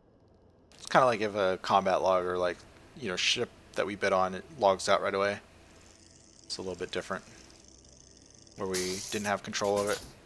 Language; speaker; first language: English; native; English